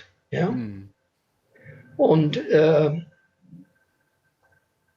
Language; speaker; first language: German; non-native, fluent; English